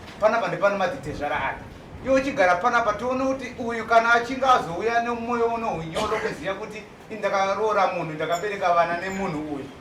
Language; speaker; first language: Shona; native; Shona